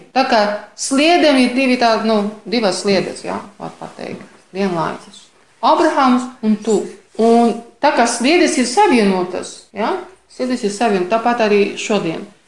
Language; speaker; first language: Latvian; non-native, fluent; Polish